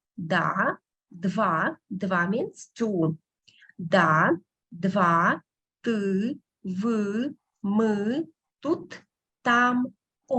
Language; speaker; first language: Russian; non-native, fluent; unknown